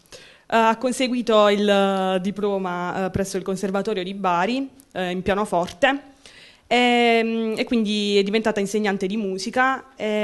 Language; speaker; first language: Italian; native; Italian